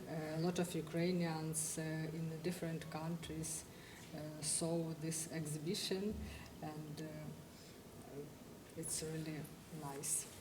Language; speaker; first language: English; non-native, fluent; Ukrainian